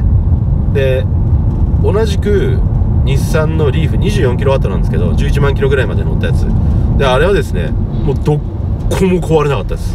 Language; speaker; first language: Japanese; native; Japanese